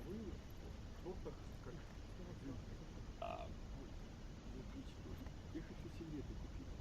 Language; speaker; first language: Russian; native; Russian